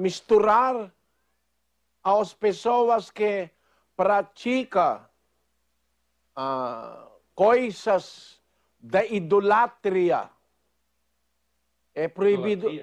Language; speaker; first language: Portuguese; non-native, fluent; Filipino